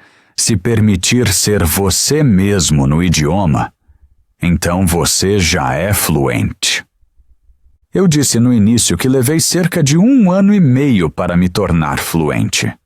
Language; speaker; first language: Portuguese; non-native, fluent; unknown